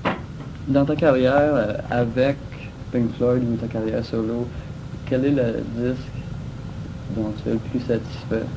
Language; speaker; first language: French; native; French